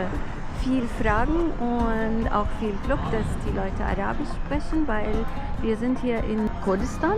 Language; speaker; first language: German; non-native, fluent; Arabic